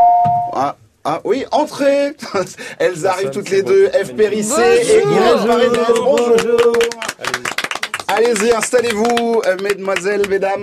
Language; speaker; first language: French; native; French